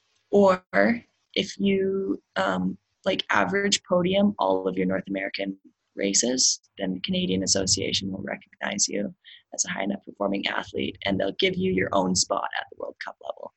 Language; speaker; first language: English; native; English